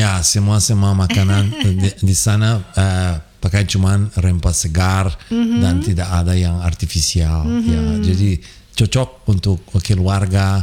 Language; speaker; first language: Indonesian; non-native, fluent; Portuguese